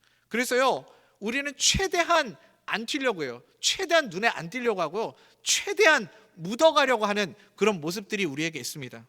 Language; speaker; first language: Korean; native; Korean